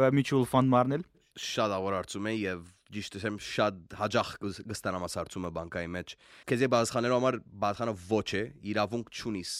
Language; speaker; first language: Armenian; early bilingual, heritage; Armenian